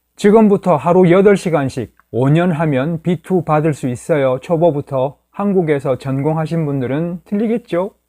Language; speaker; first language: Korean; native; Korean